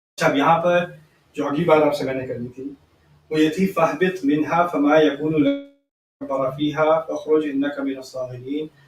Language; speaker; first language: Urdu; early bilingual, heritage; Urdu